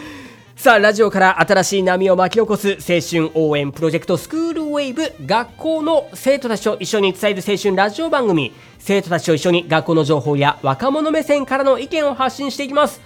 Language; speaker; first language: Japanese; native; Japanese